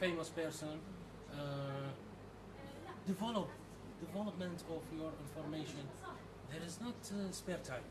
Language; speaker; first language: English; non-native, learner; Arabic